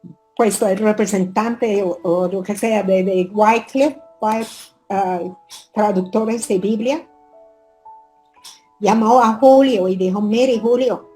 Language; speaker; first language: Spanish; non-native, fluent; English